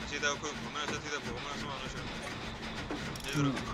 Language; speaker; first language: Swedish; native; Swedish